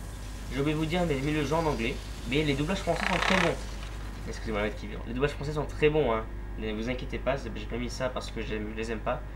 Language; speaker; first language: French; native; French